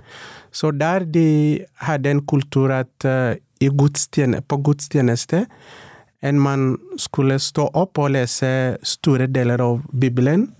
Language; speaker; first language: Norwegian; non-native, local second language; Swahili